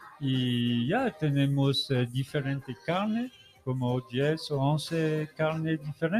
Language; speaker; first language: Spanish; non-native, learner; French